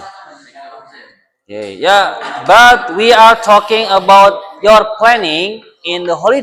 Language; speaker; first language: English; non-native, learner; Indonesian